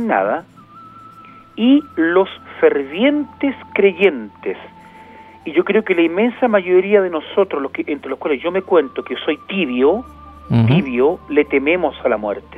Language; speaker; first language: Spanish; native; Spanish